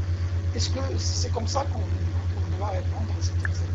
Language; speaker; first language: French; non-native, local second language; Arabic